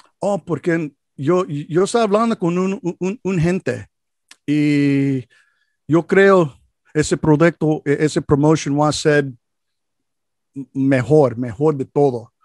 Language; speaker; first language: Spanish; non-native, learner; English